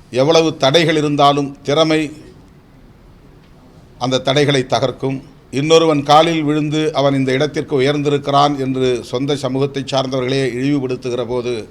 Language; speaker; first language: Tamil; native; Tamil